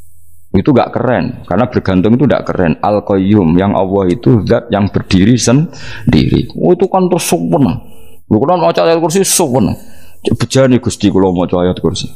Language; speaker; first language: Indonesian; non-native, local second language; Javanese